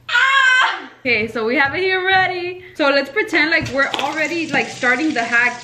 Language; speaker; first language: English; early bilingual, other home language; Spanish